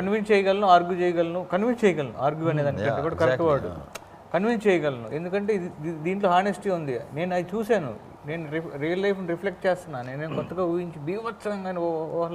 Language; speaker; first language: Telugu; native; Telugu